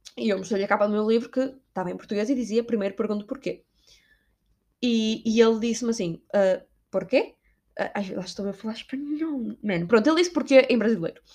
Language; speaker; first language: Portuguese; native; Portuguese